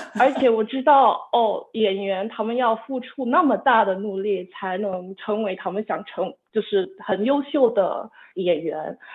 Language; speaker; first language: Chinese; non-native, fluent; English